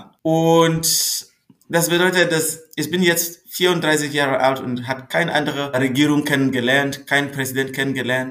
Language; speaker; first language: German; non-native, fluent; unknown